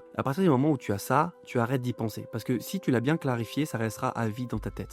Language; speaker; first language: French; native; French